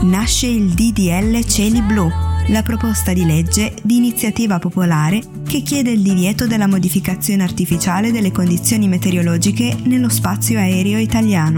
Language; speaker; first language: Italian; native; Italian